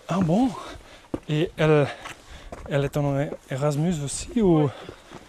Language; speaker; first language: French; non-native, local second language; Dutch